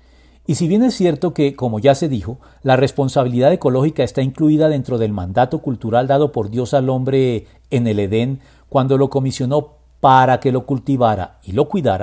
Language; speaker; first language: Spanish; native; Spanish